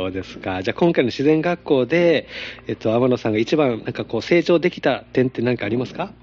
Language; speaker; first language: Japanese; native; Japanese